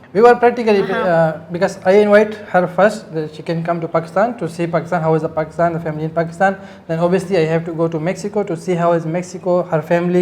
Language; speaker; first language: English; non-native, local second language; Urdu